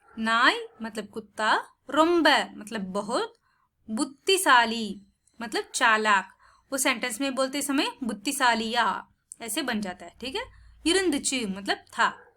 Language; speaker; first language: Hindi; non-native, local second language; Tamil